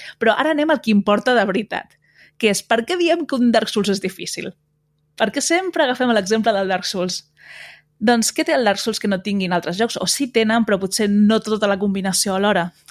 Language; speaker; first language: Catalan; native; Catalan